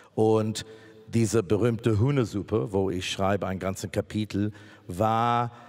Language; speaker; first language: German; non-native, fluent; English